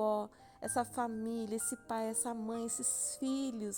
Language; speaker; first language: Portuguese; native; Portuguese